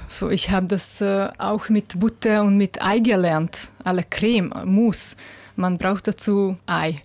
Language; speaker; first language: German; non-native, learner; Hungarian